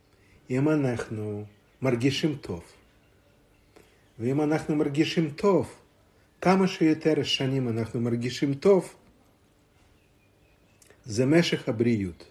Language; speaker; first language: Hebrew; non-native, fluent; Russian